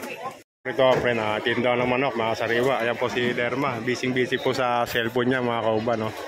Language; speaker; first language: Filipino; non-native, local second language; Cebuano